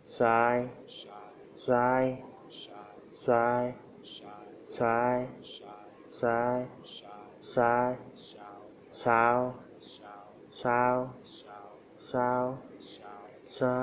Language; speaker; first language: English; non-native, learner; Vietnamese